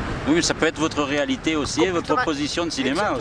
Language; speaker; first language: French; native; French